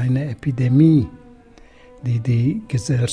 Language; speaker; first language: German; non-native, fluent; Russian